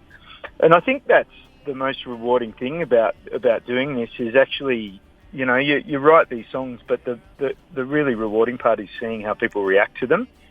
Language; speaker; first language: English; native; English